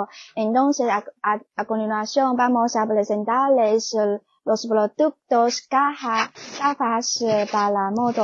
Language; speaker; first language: Spanish; non-native, learner; Chinese